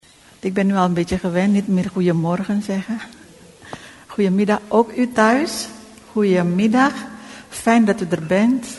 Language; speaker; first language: Dutch; non-native, fluent; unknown